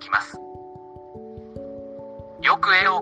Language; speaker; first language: Japanese; non-native, learner; English